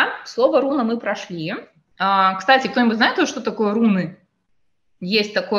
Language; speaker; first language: Russian; native; Russian